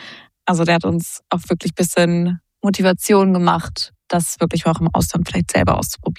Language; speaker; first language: German; native; German